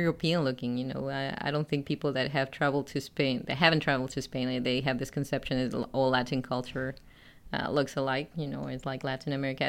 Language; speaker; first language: English; non-native, fluent; Spanish